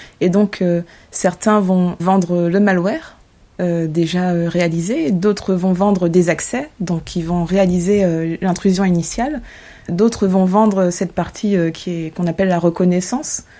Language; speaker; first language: French; native; French